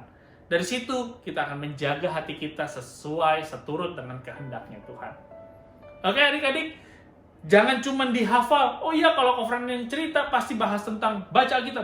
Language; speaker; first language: Indonesian; native; Indonesian